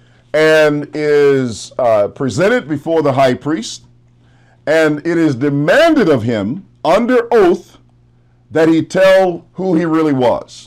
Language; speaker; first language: English; native; English